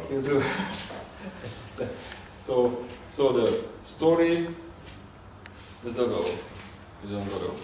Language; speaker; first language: English; non-native, learner; Hungarian